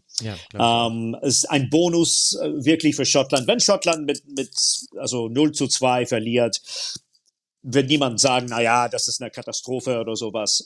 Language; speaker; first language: German; non-native, fluent; English